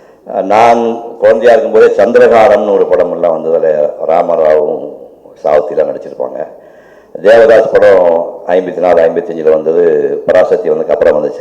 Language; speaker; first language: Tamil; native; Tamil